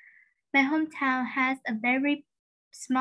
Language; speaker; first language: English; non-native, learner; Vietnamese